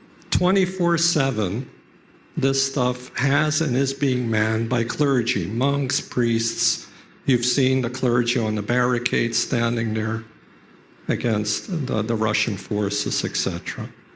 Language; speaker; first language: English; early bilingual, other home language; Ukrainian